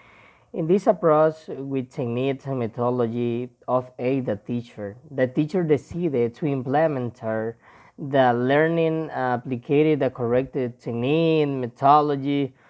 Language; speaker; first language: English; non-native, learner; Spanish